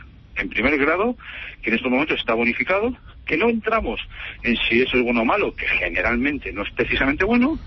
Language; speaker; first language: Spanish; native; Spanish